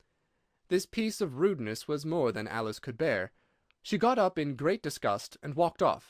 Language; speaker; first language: English; native; English